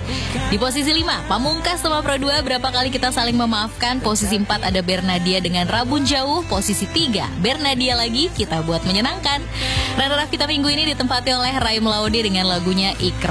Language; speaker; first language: Indonesian; native; Indonesian